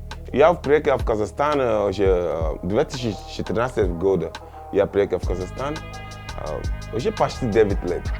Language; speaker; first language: Russian; non-native, learner; Yoruba